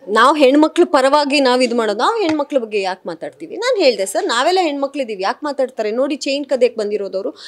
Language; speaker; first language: Kannada; native; Kannada